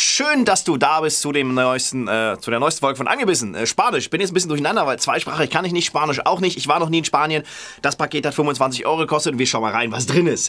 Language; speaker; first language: German; native; German